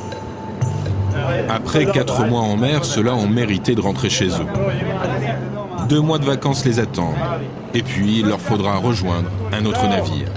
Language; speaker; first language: French; native; French